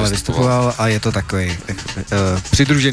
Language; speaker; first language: Czech; native; Czech